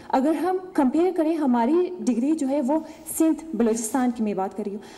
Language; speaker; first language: Urdu; native; Urdu